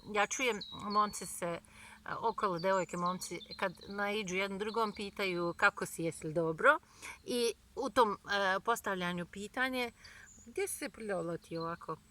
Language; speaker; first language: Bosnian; non-native, fluent; Turkish